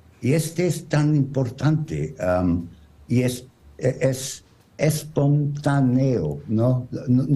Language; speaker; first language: Spanish; non-native, learner; French